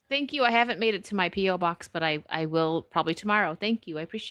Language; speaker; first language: English; native; English